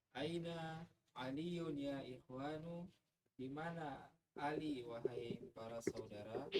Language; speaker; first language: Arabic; non-native, learner; Indonesian